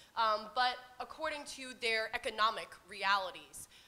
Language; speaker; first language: English; native; English